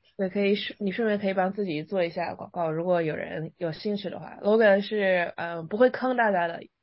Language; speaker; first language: Chinese; native; Chinese